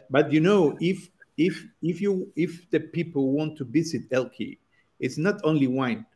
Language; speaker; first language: English; non-native, learner; Spanish